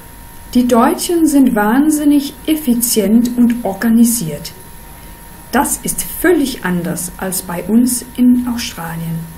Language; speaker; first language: German; non-native, fluent; Danish